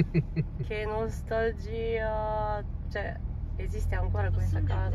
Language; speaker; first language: Italian; non-native, fluent; Japanese